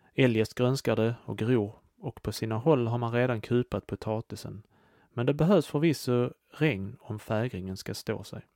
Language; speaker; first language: Swedish; native; Swedish